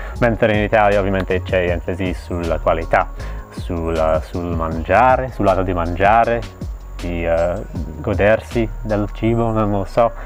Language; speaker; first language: Italian; non-native, fluent; English